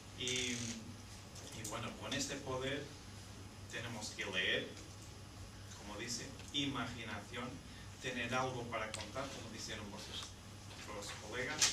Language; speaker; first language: Spanish; non-native, fluent; Portuguese